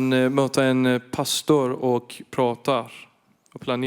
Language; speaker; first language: Swedish; non-native, fluent; Persian